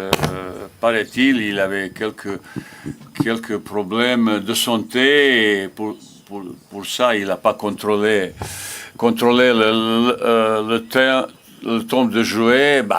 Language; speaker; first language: French; non-native, learner; Bosnian